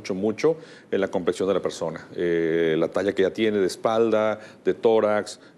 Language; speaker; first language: Spanish; native; Spanish